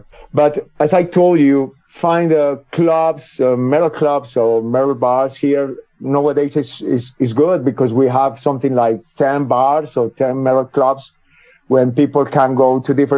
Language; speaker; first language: English; non-native, learner; Spanish